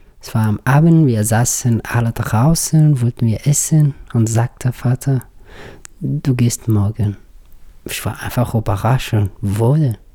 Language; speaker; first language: German; non-native, learner; Persian